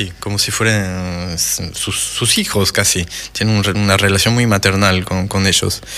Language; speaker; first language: Spanish; non-native, fluent; French